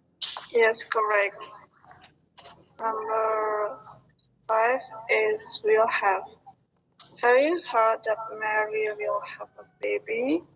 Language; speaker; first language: English; non-native, fluent; Indonesian